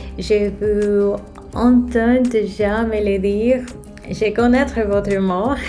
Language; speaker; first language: French; non-native, fluent; Spanish